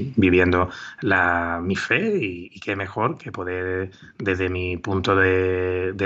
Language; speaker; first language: Spanish; native; Spanish